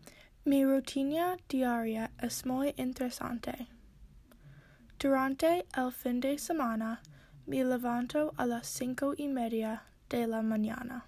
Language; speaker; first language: Spanish; non-native, learner; English